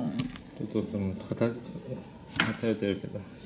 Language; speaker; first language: Japanese; non-native, fluent; Korean